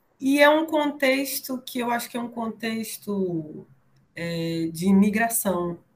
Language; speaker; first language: Portuguese; native; Portuguese